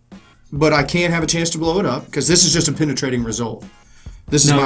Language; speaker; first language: English; native; English